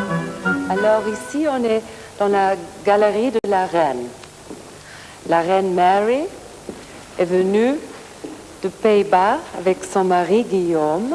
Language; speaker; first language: French; non-native, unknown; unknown